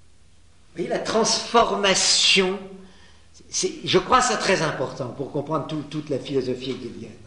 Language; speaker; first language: French; native; French